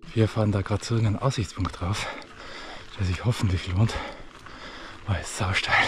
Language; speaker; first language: German; native; German